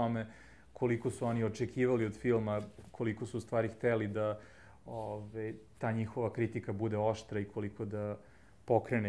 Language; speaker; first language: Serbian; native; Serbian